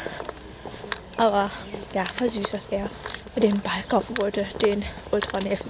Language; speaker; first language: German; early bilingual, other home language; Vietnamese